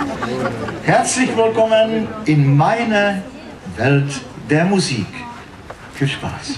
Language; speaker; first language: German; non-native, fluent; Czech